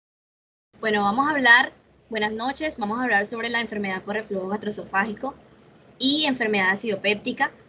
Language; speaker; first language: Spanish; native; Spanish